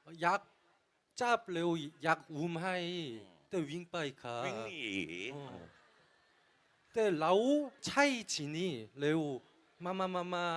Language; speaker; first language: Thai; non-native, learner; Korean